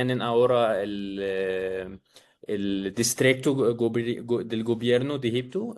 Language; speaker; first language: Spanish; non-native, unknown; Arabic